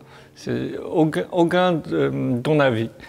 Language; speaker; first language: French; non-native, learner; Chinese